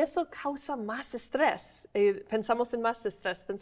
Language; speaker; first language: Spanish; non-native, fluent; English